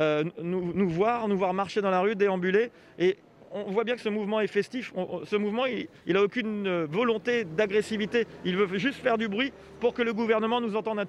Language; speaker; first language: French; native; French